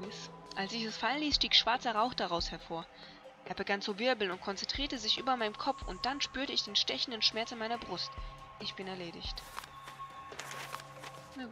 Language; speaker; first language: German; native; German